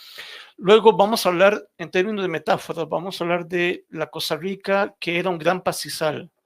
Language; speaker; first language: Spanish; native; Spanish